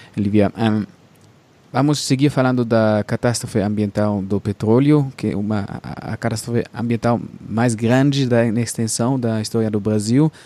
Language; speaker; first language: Portuguese; non-native, fluent; German